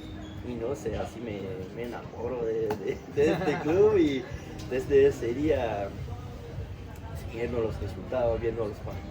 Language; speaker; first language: Spanish; non-native, fluent; French